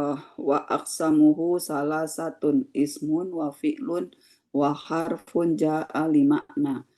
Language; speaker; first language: Arabic; non-native, fluent; Indonesian